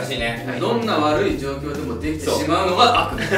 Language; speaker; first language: Japanese; native; Japanese